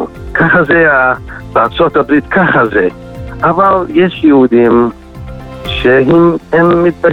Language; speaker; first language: Hebrew; non-native, fluent; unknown